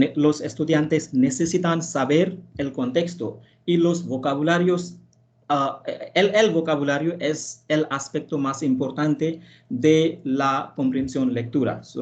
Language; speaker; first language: Spanish; non-native, fluent; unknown